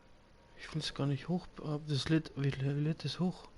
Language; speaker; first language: German; native; German